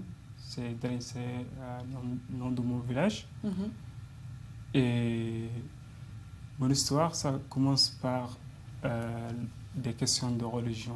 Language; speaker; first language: French; non-native, fluent; Arabic